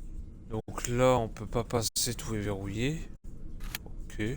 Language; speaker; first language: French; native; French